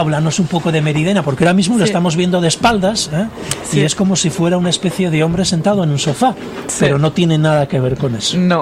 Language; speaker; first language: Spanish; native; Spanish